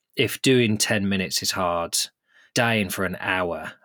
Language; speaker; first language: English; native; English